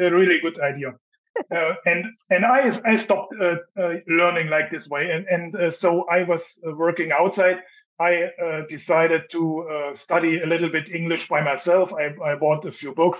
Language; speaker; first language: English; non-native, fluent; German